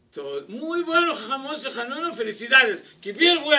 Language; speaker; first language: Spanish; non-native, learner; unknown